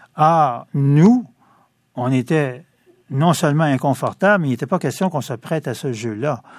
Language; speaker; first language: French; native; French